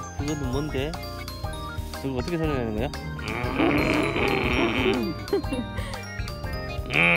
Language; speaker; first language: Korean; non-native, fluent; Indonesian